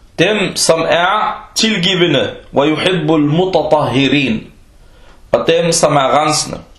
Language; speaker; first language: Danish; early bilingual, other home language; Arabic